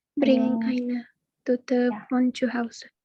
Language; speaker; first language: German; non-native, learner; Indonesian